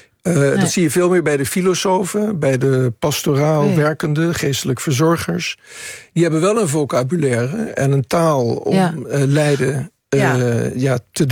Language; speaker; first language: Dutch; native; Dutch